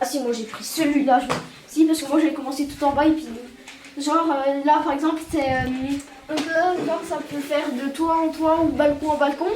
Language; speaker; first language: French; native; French